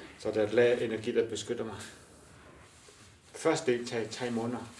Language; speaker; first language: Danish; non-native, learner; Chinese